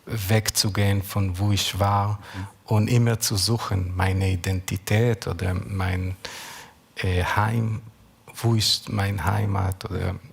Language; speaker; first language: German; non-native, learner; Hebrew